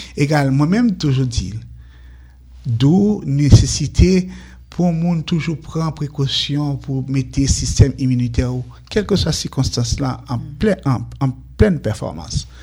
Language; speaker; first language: French; non-native, local second language; Haitian Creole